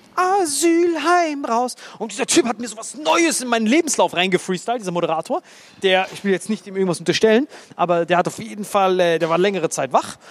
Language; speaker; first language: German; early bilingual, other home language; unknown